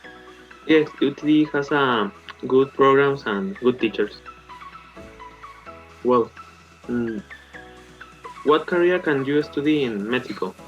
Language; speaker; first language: English; non-native, learner; Spanish